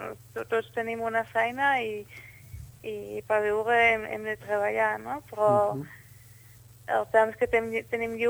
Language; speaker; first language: Catalan; non-native, fluent; Dutch